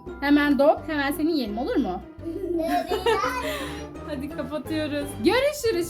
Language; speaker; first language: Turkish; native; Turkish